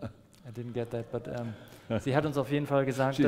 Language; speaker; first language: German; non-native, fluent; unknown